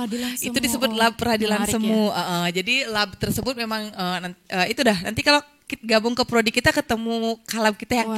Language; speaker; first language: Indonesian; native; Indonesian